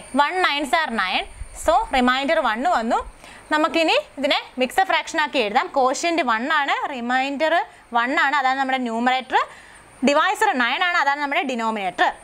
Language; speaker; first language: Malayalam; native; Malayalam